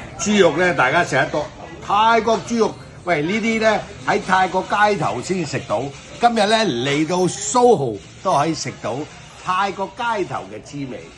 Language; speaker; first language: Cantonese; early bilingual, other home language; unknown